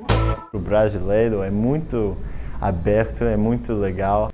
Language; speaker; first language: Portuguese; non-native, learner; English